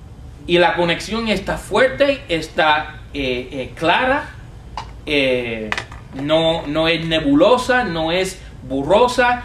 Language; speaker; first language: Spanish; non-native, fluent; English